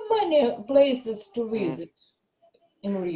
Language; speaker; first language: English; non-native, learner; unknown